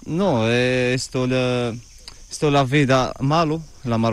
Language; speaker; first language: Spanish; non-native, learner; Arabic